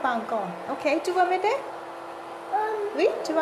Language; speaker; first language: French; non-native, learner; Thai